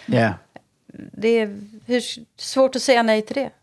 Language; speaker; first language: Danish; non-native, learner; Swedish